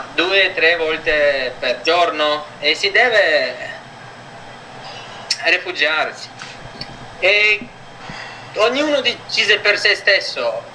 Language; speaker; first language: Italian; non-native, fluent; Ukrainian